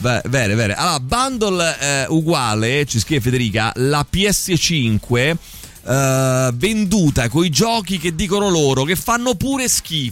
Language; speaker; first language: Italian; native; Italian